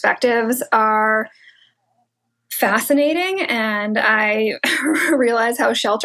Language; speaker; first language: English; native; English